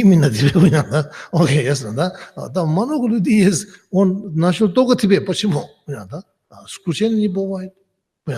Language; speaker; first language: Russian; non-native, learner; Tibetan